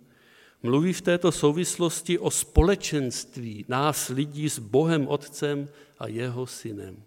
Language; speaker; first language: Czech; native; Czech